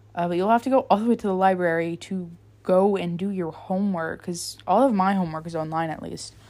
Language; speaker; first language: English; native; English